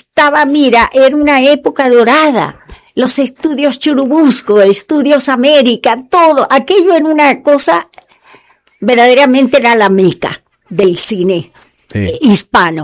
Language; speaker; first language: Spanish; native; Spanish